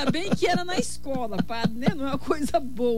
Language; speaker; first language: Portuguese; native; Portuguese